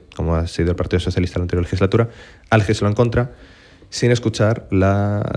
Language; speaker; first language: Spanish; native; Spanish